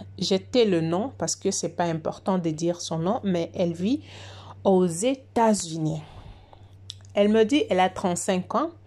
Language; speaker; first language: French; non-native, local second language; Lingala